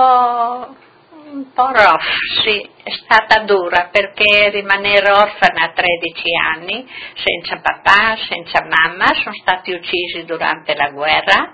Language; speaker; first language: Italian; non-native, local second language; Friulian